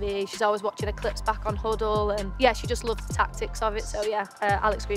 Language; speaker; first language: English; native; English